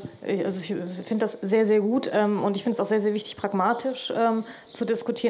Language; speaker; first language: German; native; German